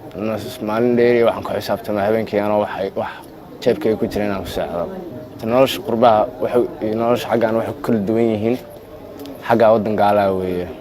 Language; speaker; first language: Somali; early bilingual, heritage; Somali